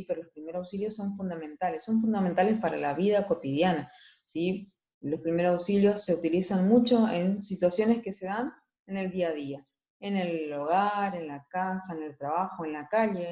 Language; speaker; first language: Spanish; native; Spanish